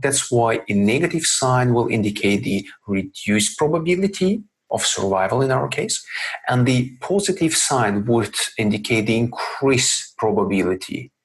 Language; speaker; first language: English; non-native, fluent; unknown